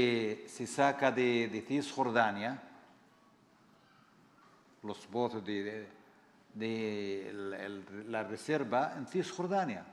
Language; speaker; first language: Spanish; non-native, fluent; Arabic